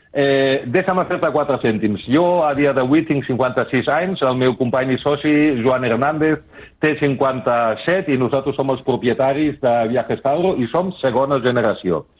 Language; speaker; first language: Catalan; early bilingual, other home language; German